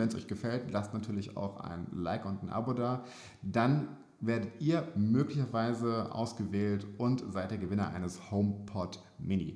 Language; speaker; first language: German; native; German